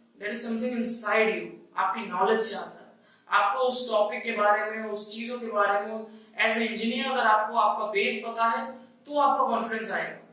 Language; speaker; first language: Hindi; native; Hindi